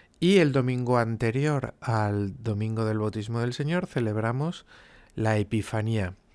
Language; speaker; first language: Spanish; native; Spanish